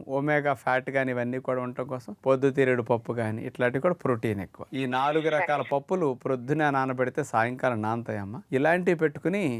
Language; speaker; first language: Telugu; native; Telugu